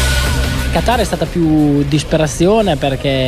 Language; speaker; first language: Italian; native; Italian